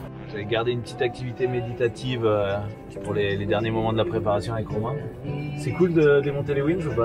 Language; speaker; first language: French; native; French